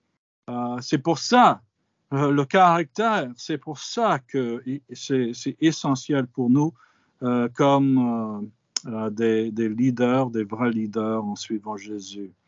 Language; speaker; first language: French; non-native, fluent; English